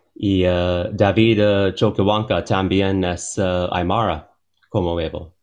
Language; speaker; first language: Spanish; non-native, learner; English